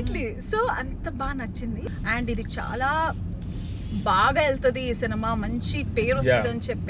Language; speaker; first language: Telugu; native; Telugu